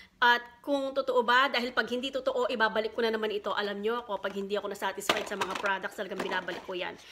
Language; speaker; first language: Filipino; non-native, local second language; Pampanga